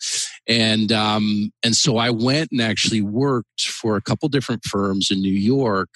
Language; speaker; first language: English; native; English